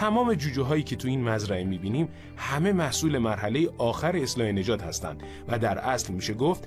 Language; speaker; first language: Persian; native; Persian